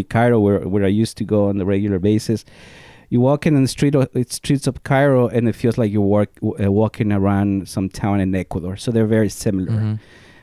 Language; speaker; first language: English; non-native, fluent; Spanish